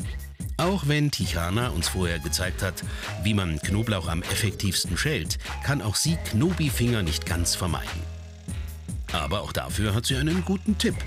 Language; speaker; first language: German; native; German